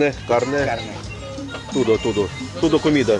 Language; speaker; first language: Spanish; non-native, learner; English